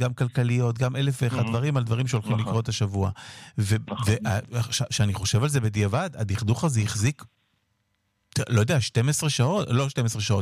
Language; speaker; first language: Hebrew; native; Hebrew